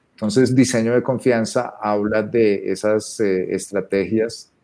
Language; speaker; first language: Spanish; native; Spanish